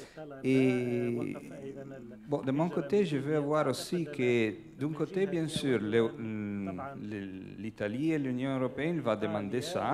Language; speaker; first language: French; non-native, fluent; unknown